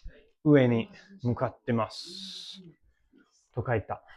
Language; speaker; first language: Japanese; non-native, learner; English